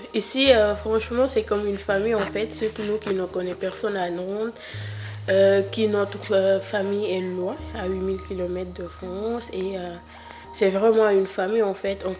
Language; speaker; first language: French; non-native, local second language; Wolof